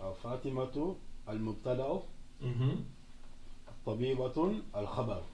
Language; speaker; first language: Arabic; non-native, learner; French